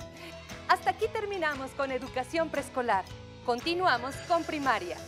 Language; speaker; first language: Spanish; native; Spanish